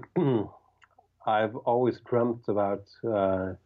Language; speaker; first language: English; non-native, fluent; Swedish